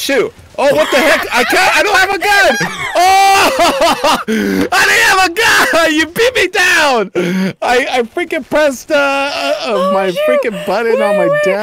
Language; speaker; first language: English; native; English